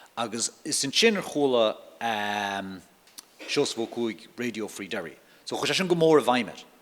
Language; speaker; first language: Irish; native; Irish